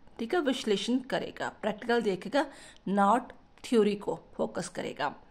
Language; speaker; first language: Hindi; non-native, local second language; Punjabi